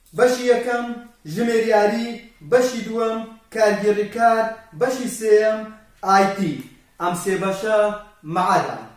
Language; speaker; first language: Central Kurdish; non-native, local second language; Kurdish